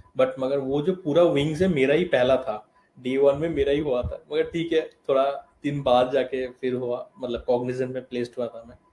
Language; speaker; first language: Hindi; non-native, local second language; Bangla